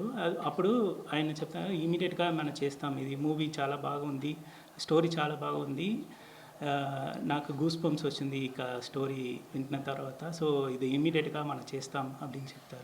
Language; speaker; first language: Telugu; non-native, learner; Tamil